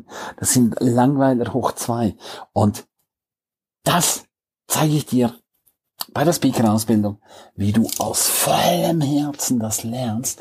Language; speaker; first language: German; native; German